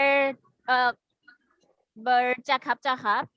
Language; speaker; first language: Indonesian; non-native, learner; Thai